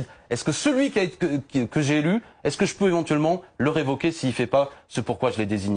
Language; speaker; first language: French; native; French